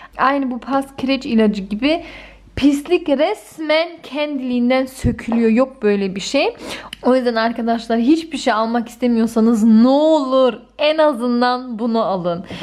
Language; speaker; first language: Turkish; early bilingual, heritage; Turkish